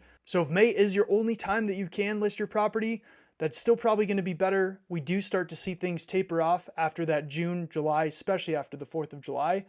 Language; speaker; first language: English; native; English